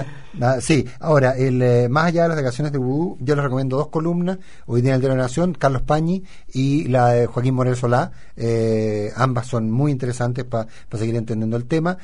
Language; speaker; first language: Spanish; native; Spanish